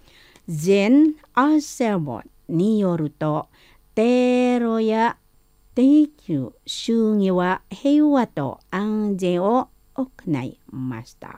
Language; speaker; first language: Japanese; non-native, fluent; Indonesian